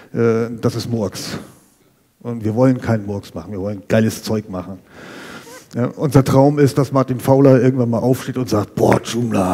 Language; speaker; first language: German; native; German